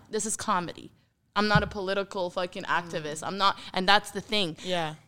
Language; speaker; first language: English; early bilingual, heritage; Arabic